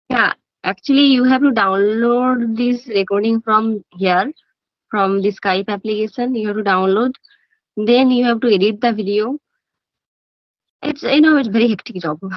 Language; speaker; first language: English; non-native, learner; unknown